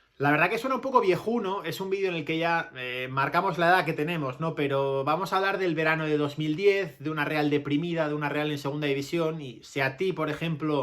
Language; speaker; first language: Spanish; native; Spanish